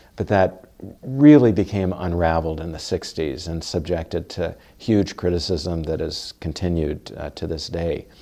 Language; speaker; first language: English; native; English